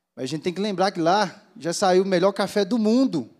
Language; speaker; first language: Portuguese; native; Portuguese